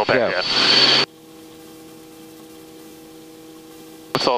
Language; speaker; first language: English; native; English